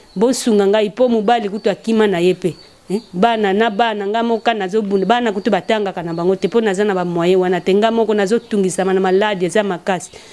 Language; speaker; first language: Lingala; non-native, local second language; Kongo